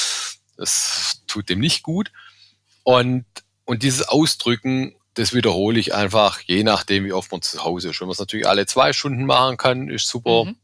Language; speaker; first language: German; native; German